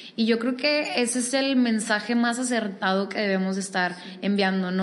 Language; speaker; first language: Spanish; native; Spanish